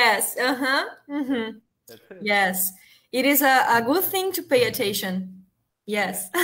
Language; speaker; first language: English; non-native, learner; Portuguese